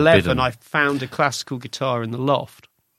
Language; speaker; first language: English; native; English